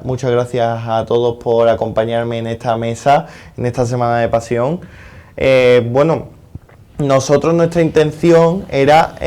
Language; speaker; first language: Spanish; native; Spanish